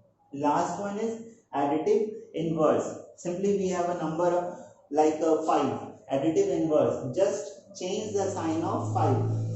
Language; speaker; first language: English; non-native, local second language; Hindi